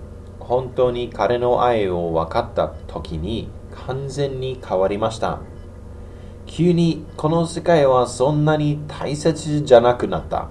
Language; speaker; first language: Japanese; non-native, learner; English